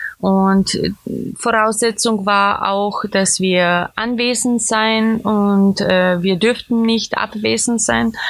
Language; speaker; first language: German; non-native, fluent; Serbian